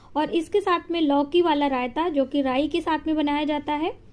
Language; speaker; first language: Hindi; native; Hindi